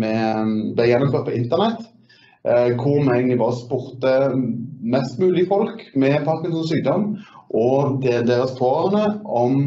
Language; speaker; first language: Norwegian; native; Norwegian